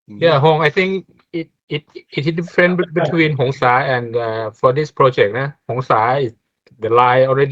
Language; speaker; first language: English; non-native, fluent; Thai